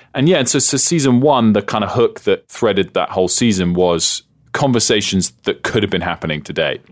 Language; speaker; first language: English; native; English